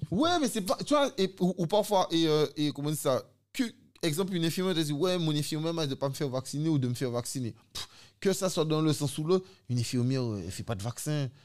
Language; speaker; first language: French; native; French